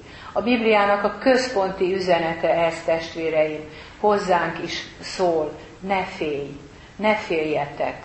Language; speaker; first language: Hungarian; native; Hungarian